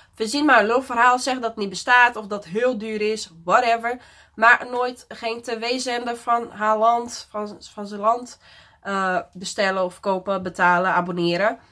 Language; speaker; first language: Dutch; non-native, fluent; Portuguese